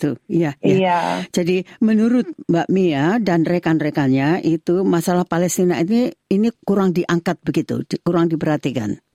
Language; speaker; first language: Indonesian; native; Indonesian